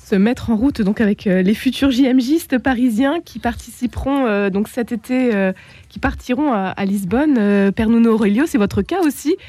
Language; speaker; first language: French; native; French